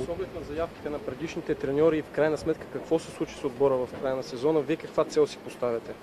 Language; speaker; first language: Bulgarian; native; Bulgarian